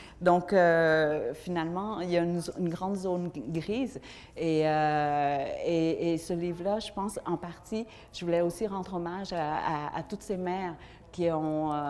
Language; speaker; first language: French; early bilingual, other home language; Vietnamese